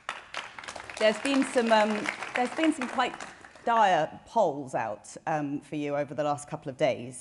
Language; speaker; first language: English; native; English